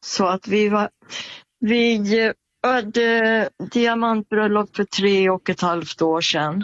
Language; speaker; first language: Swedish; native; Swedish